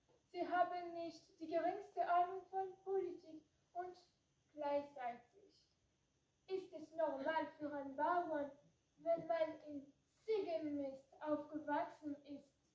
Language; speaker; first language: German; non-native, learner; French